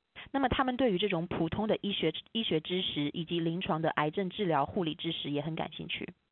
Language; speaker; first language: Chinese; native; Chinese